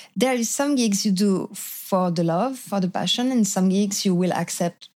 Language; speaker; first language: English; non-native, fluent; French